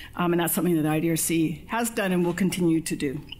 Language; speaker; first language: English; native; English